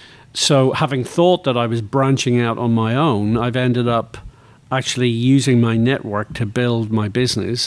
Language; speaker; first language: English; native; English